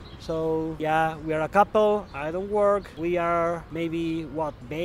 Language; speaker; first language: English; non-native, fluent; Spanish